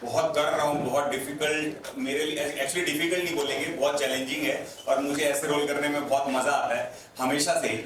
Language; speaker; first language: Hindi; native; Hindi